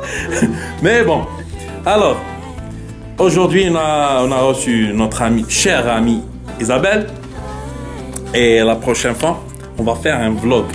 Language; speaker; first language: French; non-native, local second language; Arabic